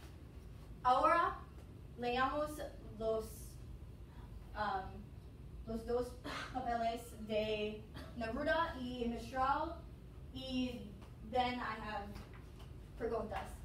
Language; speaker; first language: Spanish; non-native, learner; English